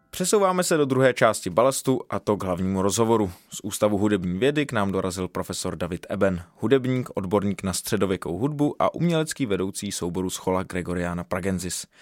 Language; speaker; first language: Czech; native; Czech